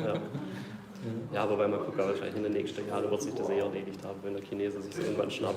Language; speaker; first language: German; native; German